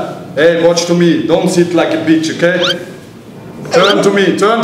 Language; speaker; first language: English; non-native, fluent; German